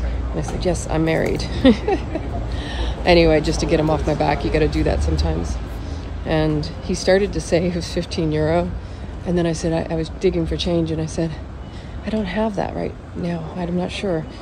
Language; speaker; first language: English; native; English